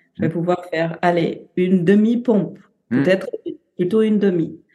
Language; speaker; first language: French; non-native, fluent; German